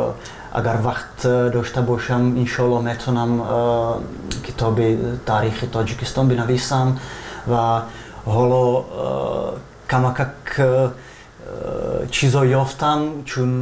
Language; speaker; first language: Persian; non-native, fluent; Czech